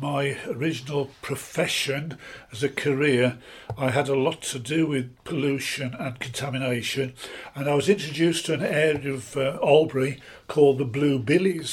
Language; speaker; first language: English; native; English